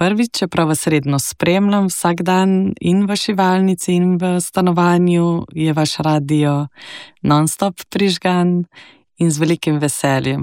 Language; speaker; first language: Slovenian; native; Slovenian